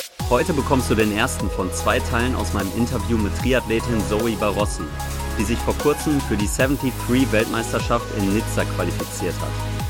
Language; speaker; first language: German; native; German